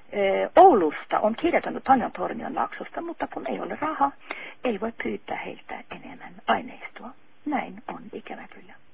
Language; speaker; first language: Finnish; non-native, fluent; Norwegian